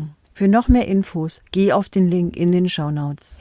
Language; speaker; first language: German; native; German